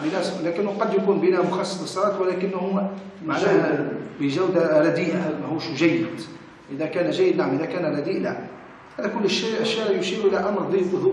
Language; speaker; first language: Arabic; native; Arabic